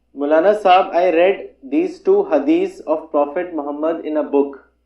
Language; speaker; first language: English; non-native, local second language; Urdu